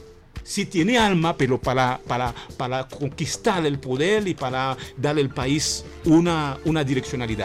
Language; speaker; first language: Spanish; non-native, fluent; Haitian Creole